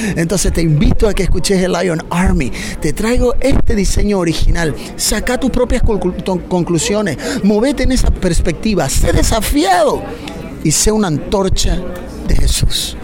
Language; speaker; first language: Spanish; native; Spanish